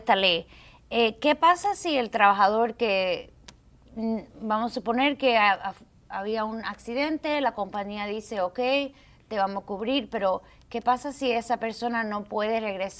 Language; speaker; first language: Spanish; early bilingual, heritage; Spanish